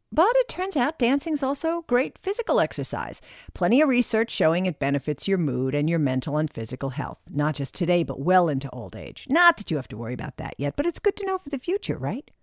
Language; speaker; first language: English; native; English